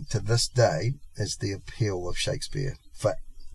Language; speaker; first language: English; native; English